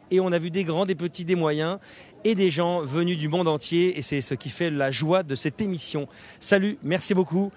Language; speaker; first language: French; native; French